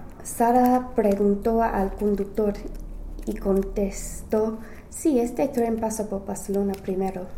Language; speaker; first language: Spanish; non-native, learner; English